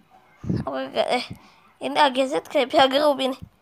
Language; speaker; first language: Indonesian; native; Indonesian